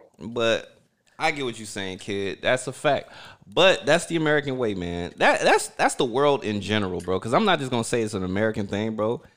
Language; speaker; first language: English; early bilingual, other home language; Haitian Creole